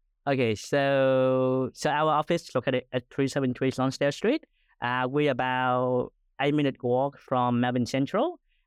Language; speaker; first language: English; non-native, fluent; Vietnamese